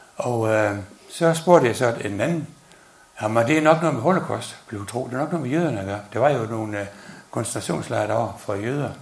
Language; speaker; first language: Danish; native; Danish